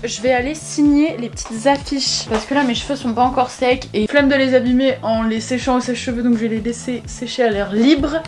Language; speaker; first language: French; native; French